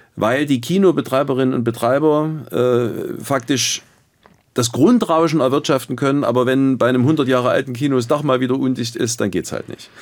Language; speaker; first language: German; native; German